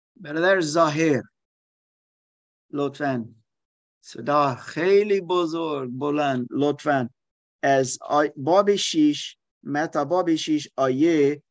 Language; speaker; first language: Persian; non-native, learner; German